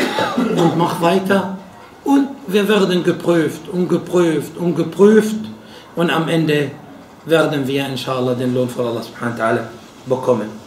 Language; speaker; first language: German; non-native, fluent; Arabic